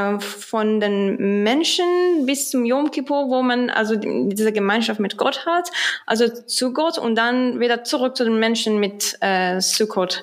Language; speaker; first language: German; non-native, fluent; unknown